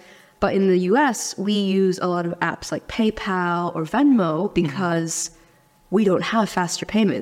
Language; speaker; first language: English; early bilingual, other home language; Chinese